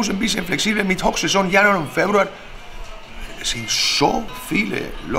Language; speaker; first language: German; non-native, fluent; Spanish